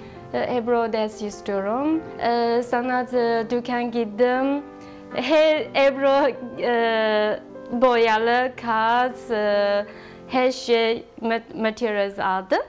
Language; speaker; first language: Turkish; non-native, learner; Chinese